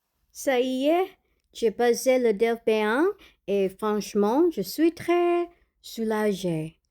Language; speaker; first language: French; non-native, learner; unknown